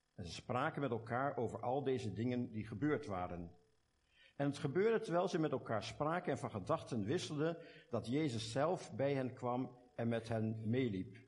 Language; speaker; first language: Dutch; native; Dutch